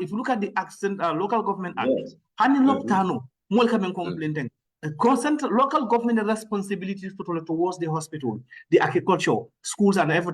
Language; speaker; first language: English; non-native, local second language; Mandingo